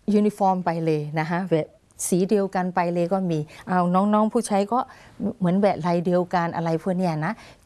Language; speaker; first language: Thai; non-native, fluent; Burmese